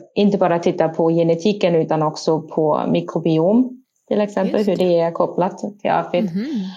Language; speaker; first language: Swedish; non-native, fluent; German